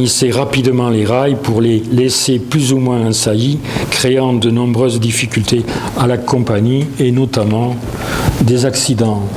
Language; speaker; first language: French; native; French